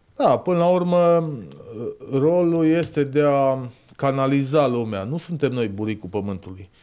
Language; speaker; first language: Romanian; native; Romanian